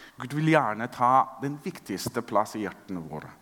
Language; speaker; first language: Norwegian; non-native, fluent; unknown